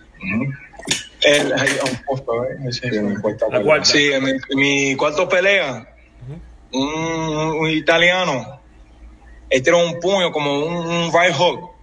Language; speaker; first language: Spanish; early bilingual, heritage; English